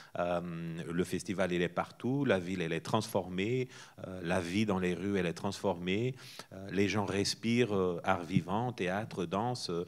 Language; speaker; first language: French; non-native, fluent; Portuguese